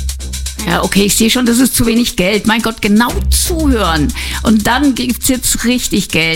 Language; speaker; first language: German; native; German